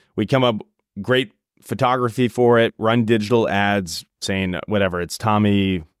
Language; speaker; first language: English; native; English